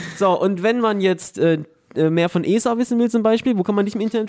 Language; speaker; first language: German; native; German